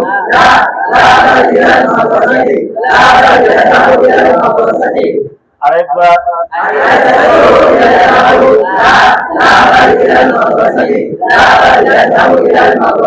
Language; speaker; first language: Arabic; non-native, fluent; Bangla